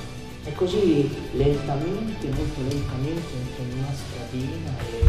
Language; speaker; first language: Italian; native; Italian